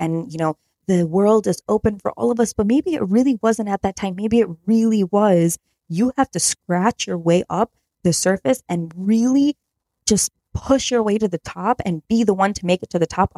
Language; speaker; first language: English; native; English